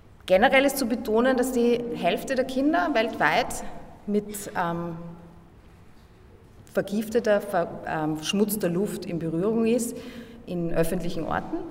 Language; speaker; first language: German; native; German